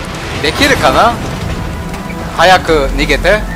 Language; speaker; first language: Japanese; non-native, learner; German